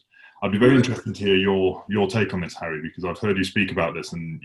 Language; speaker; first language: English; native; English